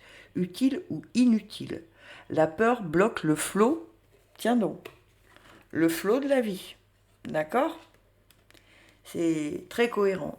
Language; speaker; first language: French; native; French